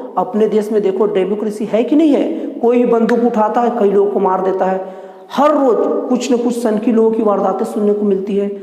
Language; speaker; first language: Hindi; native; Hindi